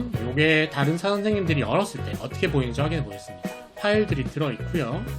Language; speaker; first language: Korean; native; Korean